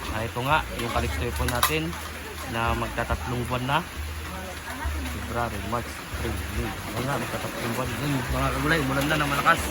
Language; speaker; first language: Filipino; native; Filipino